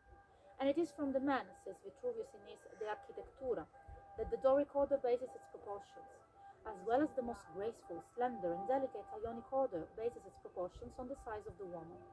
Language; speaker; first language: English; non-native, fluent; Italian